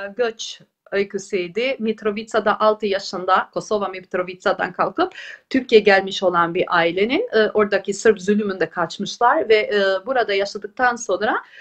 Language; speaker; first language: Turkish; non-native, fluent; Albanian